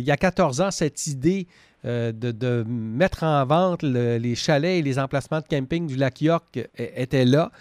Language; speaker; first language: French; native; French